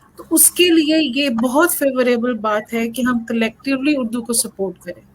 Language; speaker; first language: Urdu; non-native, local second language; Saraiki